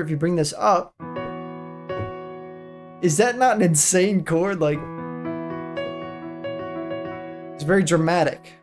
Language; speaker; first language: English; native; English